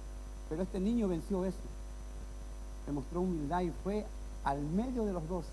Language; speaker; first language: Spanish; native; Spanish